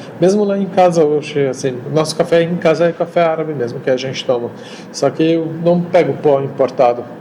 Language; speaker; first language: Portuguese; non-native, fluent; Arabic